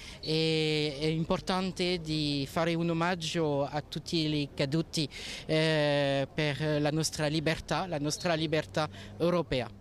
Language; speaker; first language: Italian; non-native, learner; French